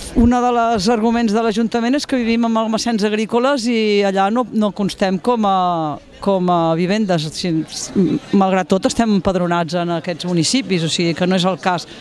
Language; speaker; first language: Catalan; native; Catalan